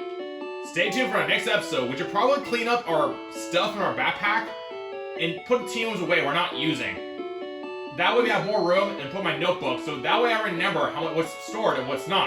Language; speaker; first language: English; native; English